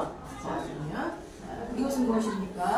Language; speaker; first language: Korean; non-native, fluent; Nepali